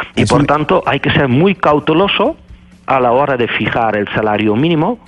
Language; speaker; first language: Spanish; non-native, fluent; Dutch